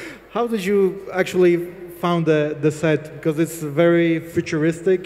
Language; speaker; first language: English; non-native, fluent; Polish